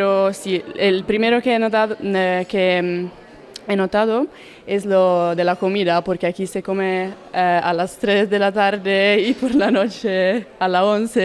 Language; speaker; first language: Spanish; non-native, learner; Italian